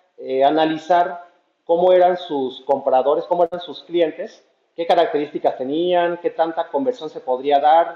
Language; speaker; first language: Spanish; native; Spanish